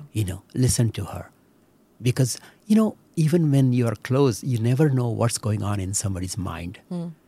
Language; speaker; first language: English; non-native, local second language; Marathi